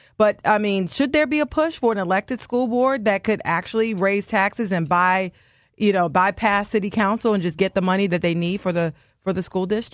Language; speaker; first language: English; native; English